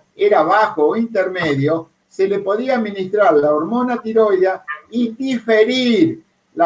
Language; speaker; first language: Spanish; native; Spanish